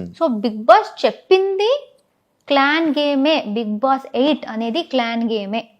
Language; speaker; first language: Telugu; non-native, local second language; Tamil